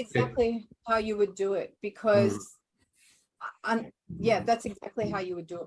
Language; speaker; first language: English; native; English